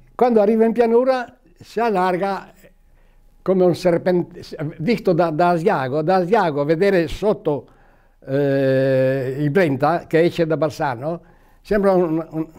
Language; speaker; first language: Italian; native; Italian